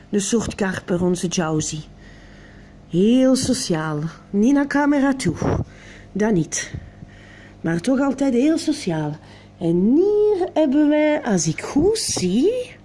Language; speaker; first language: Dutch; non-native, local second language; French